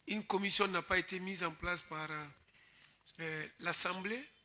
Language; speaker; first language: French; native; French